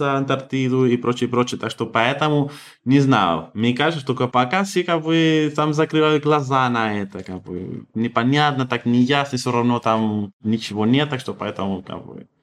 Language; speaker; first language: Russian; non-native, fluent; Spanish